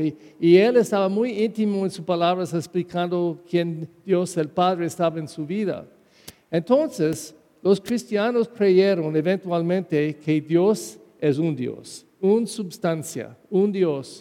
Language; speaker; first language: Spanish; non-native, fluent; English